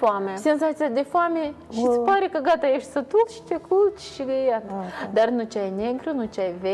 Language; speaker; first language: Romanian; native; Romanian